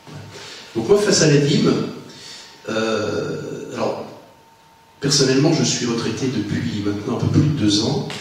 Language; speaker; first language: French; native; French